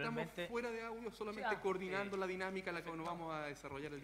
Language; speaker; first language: Spanish; native; Spanish